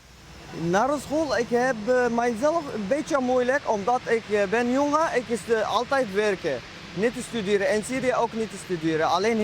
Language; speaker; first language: Dutch; non-native, learner; Arabic